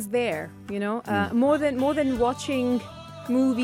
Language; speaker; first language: English; non-native, fluent; Urdu